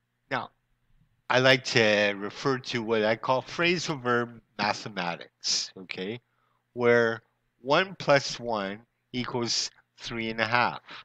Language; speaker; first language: English; native; English